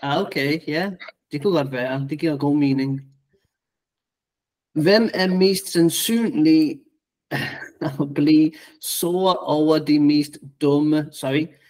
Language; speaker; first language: Danish; non-native, fluent; English